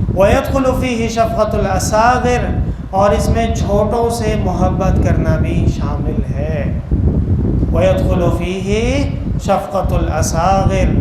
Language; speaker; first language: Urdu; non-native, local second language; Pashto